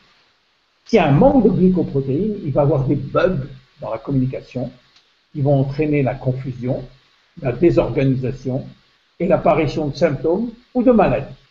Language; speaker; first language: French; native; French